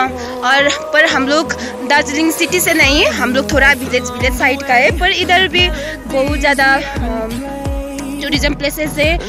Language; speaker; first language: Hindi; non-native, local second language; Nepali